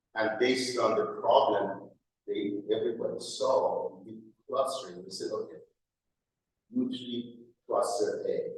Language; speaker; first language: English; non-native, fluent; Persian